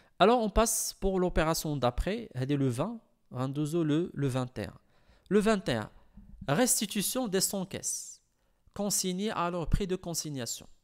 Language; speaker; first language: French; non-native, local second language; Arabic